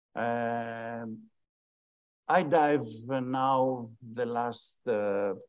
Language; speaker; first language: English; non-native, fluent; Greek